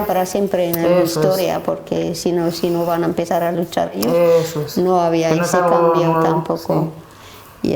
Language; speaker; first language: Spanish; non-native, learner; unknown